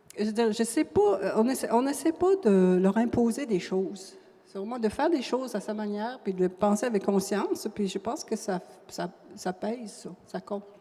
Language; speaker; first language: French; non-native, local second language; Cree